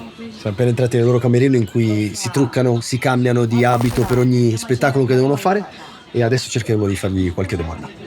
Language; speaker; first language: Italian; native; Italian